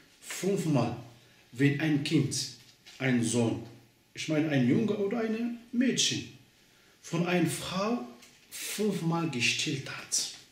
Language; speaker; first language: German; non-native, learner; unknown